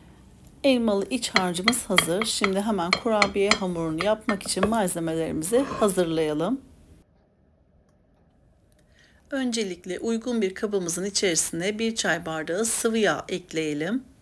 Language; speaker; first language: Turkish; native; Turkish